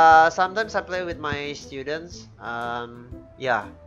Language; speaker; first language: English; non-native, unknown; Indonesian